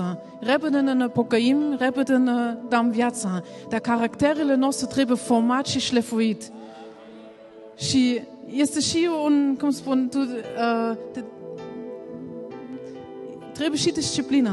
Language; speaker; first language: Romanian; non-native, learner; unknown